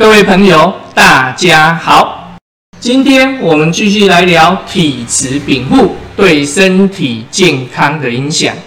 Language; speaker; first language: Chinese; native; Chinese